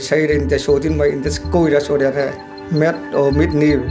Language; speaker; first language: Swedish; non-native, learner; Vietnamese